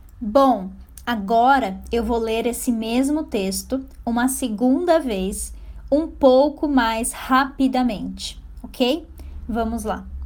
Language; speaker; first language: Portuguese; native; Portuguese